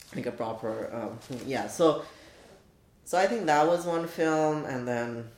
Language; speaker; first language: English; non-native, local second language; Bangla